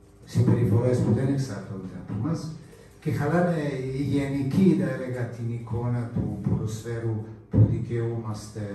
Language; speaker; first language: Greek; non-native, fluent; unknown